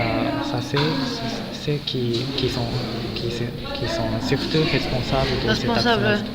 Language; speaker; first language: French; non-native, fluent; Japanese